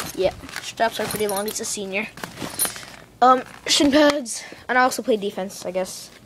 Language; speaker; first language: English; native; English